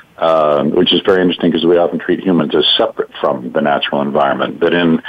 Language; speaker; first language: English; native; English